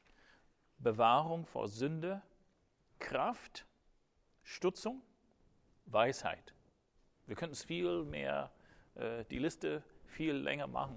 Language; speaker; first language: German; non-native, fluent; English